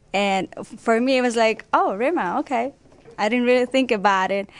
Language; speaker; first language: English; non-native, local second language; Nepali